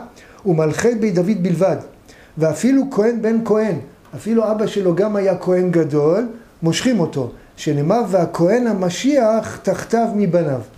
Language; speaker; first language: Hebrew; native; Hebrew